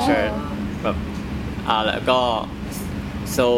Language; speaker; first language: English; non-native, learner; Thai